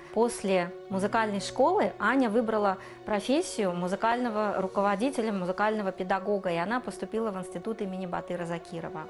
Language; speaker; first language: Russian; native; Russian